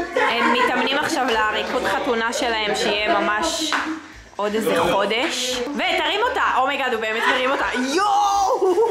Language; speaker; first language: Hebrew; native; Hebrew